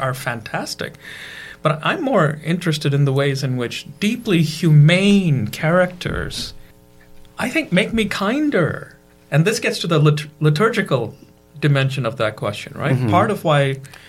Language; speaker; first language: English; non-native, local second language; Malayalam